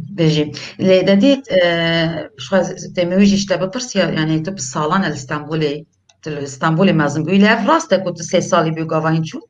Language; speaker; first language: Kurdish; native; Kurdish